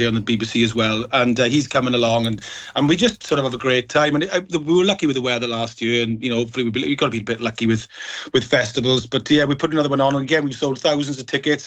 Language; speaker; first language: English; native; English